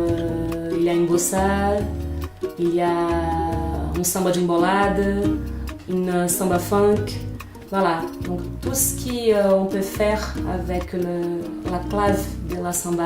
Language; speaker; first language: French; non-native, fluent; Portuguese